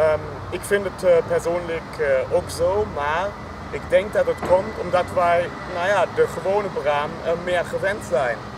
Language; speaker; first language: Dutch; non-native, fluent; German